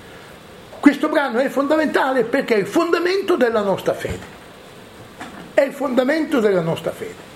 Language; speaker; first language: Italian; native; Italian